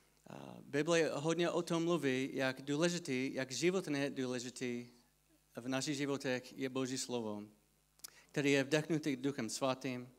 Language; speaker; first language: Czech; non-native, fluent; English